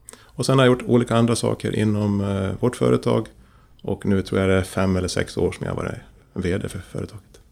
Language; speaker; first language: Swedish; native; Swedish